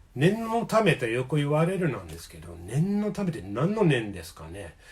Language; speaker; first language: Japanese; non-native, fluent; English